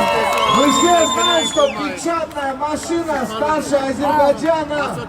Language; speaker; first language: Russian; non-native, local second language; Armenian